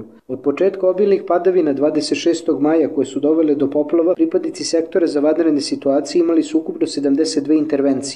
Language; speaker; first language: Serbian; native; Serbian